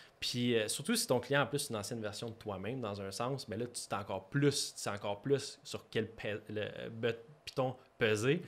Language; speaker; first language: French; native; French